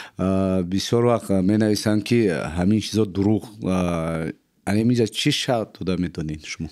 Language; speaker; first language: Tajik; non-native, local second language; Uzbek